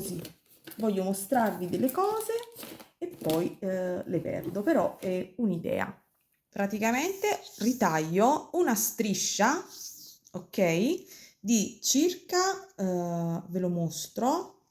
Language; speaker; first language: Italian; native; Italian